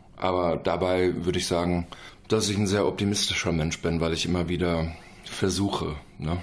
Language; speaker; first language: German; non-native, fluent; English